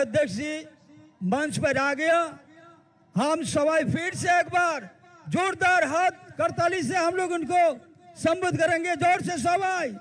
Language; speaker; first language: Hindi; non-native, local second language; Bangla